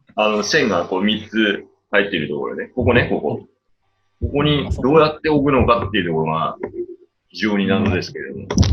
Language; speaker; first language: Japanese; native; Japanese